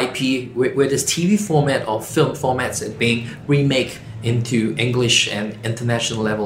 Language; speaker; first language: English; non-native, local second language; Chinese